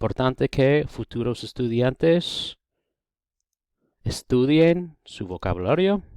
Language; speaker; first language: Spanish; non-native, fluent; English